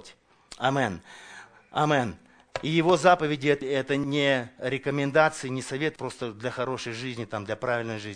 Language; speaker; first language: Russian; native; Russian